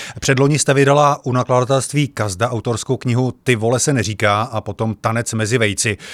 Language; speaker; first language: Czech; native; Czech